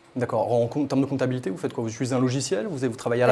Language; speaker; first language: French; native; French